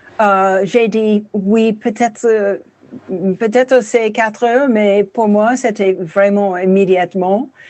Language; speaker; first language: French; non-native, fluent; English